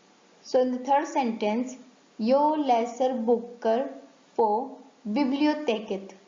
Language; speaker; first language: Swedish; non-native, learner; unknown